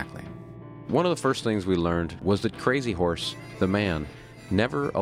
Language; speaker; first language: English; native; English